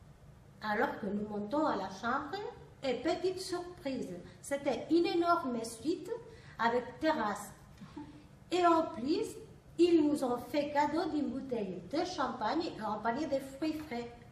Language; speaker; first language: French; non-native, learner; Spanish